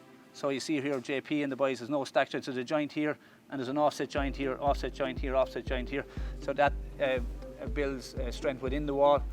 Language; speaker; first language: English; native; English